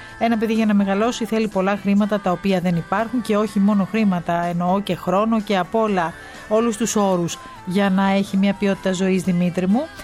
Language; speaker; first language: Greek; native; Greek